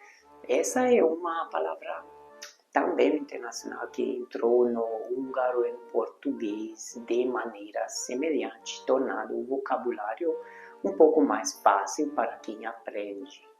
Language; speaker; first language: Portuguese; non-native, fluent; Hungarian